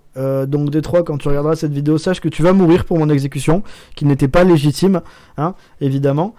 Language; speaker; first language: French; native; French